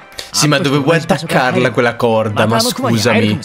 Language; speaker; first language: Italian; native; Italian